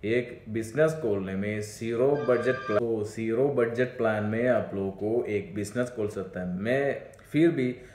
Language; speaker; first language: Hindi; non-native, local second language; Malayalam